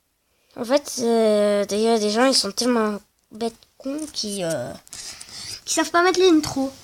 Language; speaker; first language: French; native; French